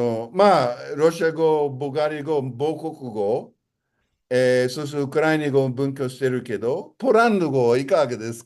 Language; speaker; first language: Japanese; non-native, fluent; English